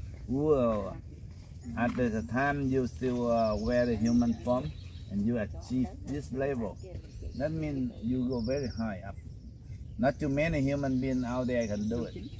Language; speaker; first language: English; non-native, learner; Vietnamese